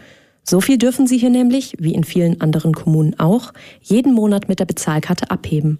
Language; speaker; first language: German; native; German